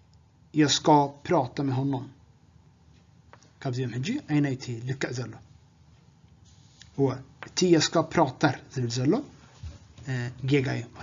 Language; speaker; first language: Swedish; non-native, fluent; Tigrinya